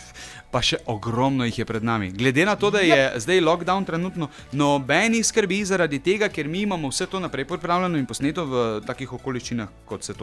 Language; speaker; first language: Slovenian; native; Slovenian